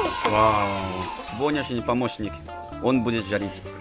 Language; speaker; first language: Russian; non-native, fluent; Korean